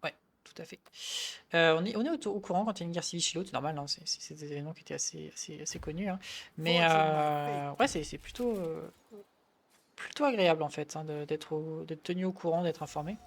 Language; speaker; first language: French; native; French